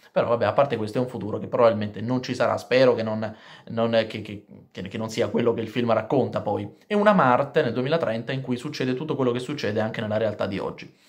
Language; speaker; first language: Italian; native; Italian